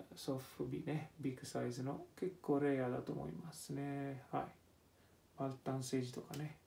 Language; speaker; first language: Japanese; non-native, fluent; Italian